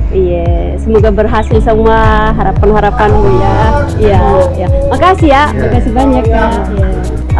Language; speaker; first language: Indonesian; non-native, learner; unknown